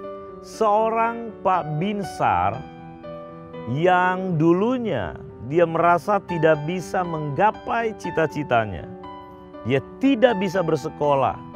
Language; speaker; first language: Indonesian; native; Indonesian